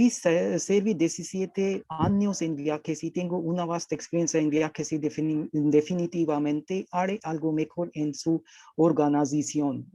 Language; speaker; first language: Spanish; non-native, learner; Hindi